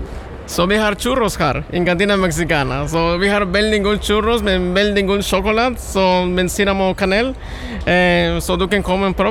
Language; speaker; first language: Norwegian; non-native, learner; Spanish